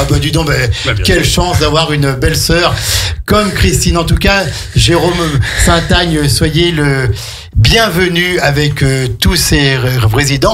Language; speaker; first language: French; native; French